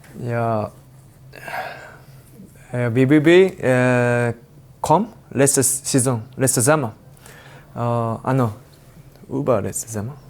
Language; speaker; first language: German; non-native, learner; Japanese